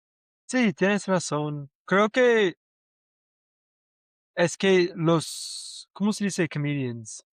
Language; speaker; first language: Spanish; non-native, learner; English